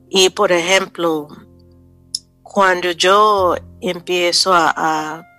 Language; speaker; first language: Spanish; non-native, fluent; English